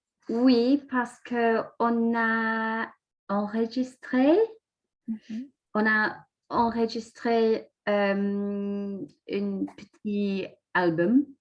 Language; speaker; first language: French; non-native, learner; English